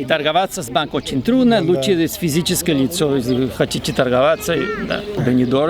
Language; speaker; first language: Russian; non-native, fluent; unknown